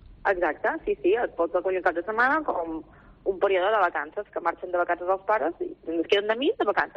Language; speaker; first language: Catalan; native; Catalan